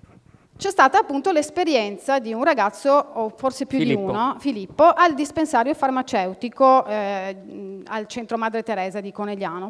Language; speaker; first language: Italian; native; Italian